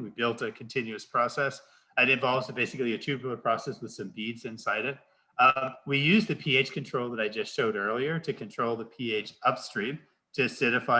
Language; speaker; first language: English; native; English